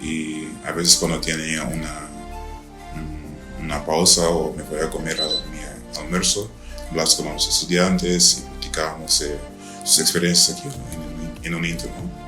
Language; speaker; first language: Spanish; non-native, learner; Dutch